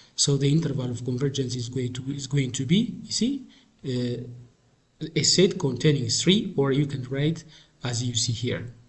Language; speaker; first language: English; non-native, local second language; Amharic